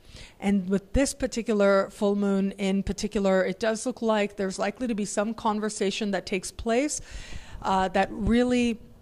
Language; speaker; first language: English; native; English